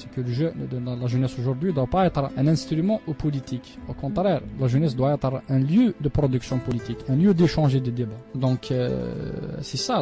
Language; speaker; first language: French; non-native, local second language; Arabic